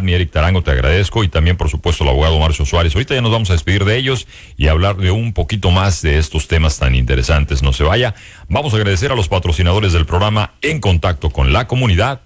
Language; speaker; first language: Spanish; native; Spanish